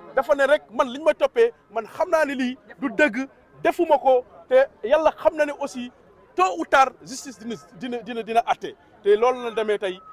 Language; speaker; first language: Wolof; non-native, local second language; Fula